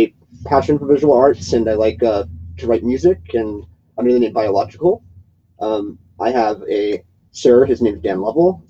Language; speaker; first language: English; native; English